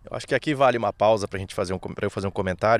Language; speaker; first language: Portuguese; native; Portuguese